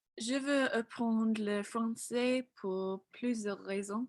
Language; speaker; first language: French; non-native, learner; English